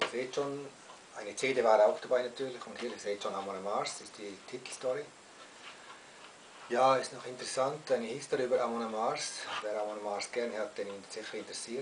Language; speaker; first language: German; native; German